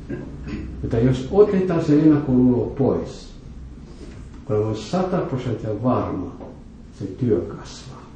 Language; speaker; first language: Finnish; non-native, fluent; French